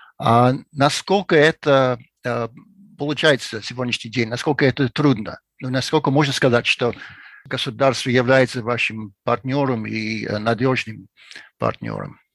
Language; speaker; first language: Russian; non-native, fluent; English